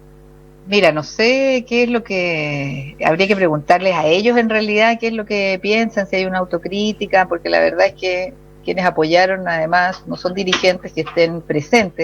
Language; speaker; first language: Spanish; native; Spanish